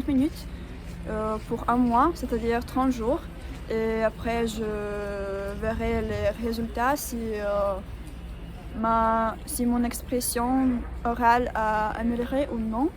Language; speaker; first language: French; non-native, learner; English